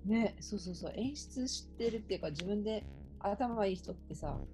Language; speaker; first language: Japanese; native; Japanese